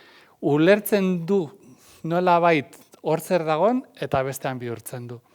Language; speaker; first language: Basque; native; Basque